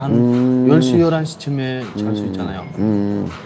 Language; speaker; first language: Korean; non-native, fluent; Uzbek